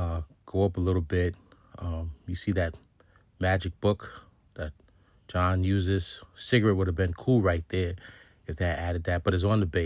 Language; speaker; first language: English; native; English